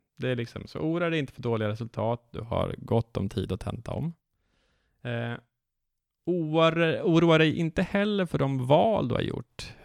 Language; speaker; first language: Swedish; native; Swedish